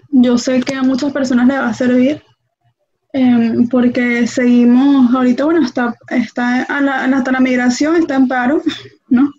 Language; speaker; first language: Spanish; native; Spanish